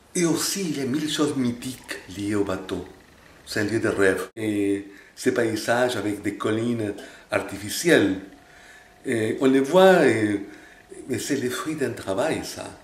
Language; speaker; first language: French; non-native, fluent; Spanish